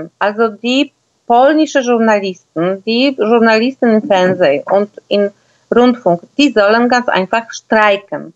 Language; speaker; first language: German; non-native, fluent; Polish